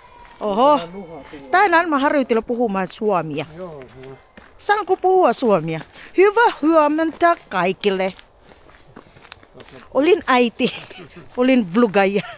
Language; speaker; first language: Finnish; non-native, learner; Filipino